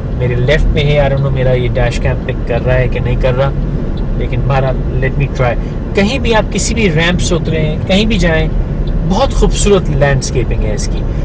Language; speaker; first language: Urdu; native; Urdu